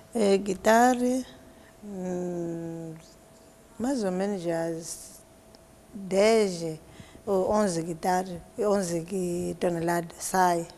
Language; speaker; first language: Portuguese; non-native, local second language; Tsonga